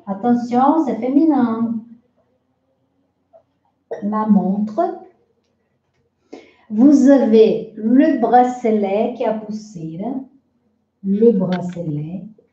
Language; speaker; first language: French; non-native, fluent; Portuguese